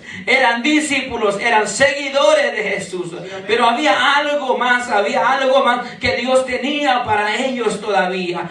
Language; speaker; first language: Spanish; native; Spanish